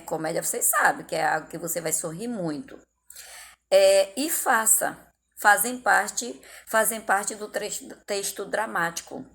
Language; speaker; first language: Portuguese; native; Portuguese